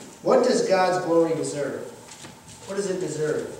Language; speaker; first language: English; native; English